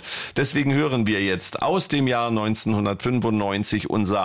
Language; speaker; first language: German; native; German